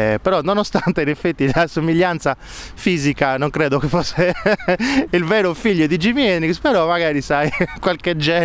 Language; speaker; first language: Italian; native; Italian